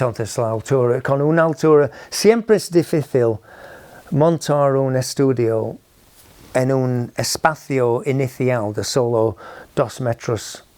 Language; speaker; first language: Spanish; non-native, fluent; English